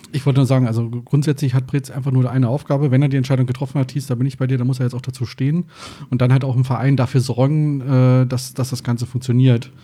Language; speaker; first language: German; native; German